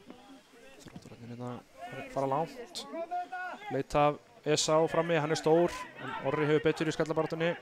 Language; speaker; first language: Icelandic; native; Icelandic